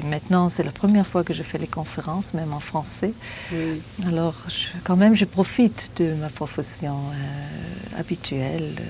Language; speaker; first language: French; non-native, fluent; German